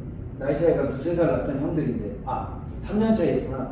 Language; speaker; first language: Korean; native; Korean